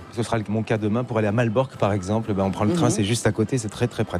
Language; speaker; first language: French; native; French